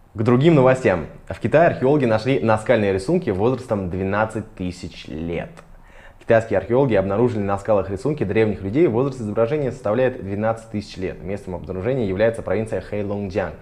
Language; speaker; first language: Russian; native; Russian